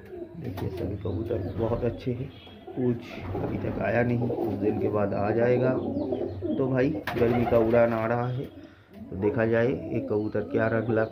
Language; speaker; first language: Hindi; non-native, local second language; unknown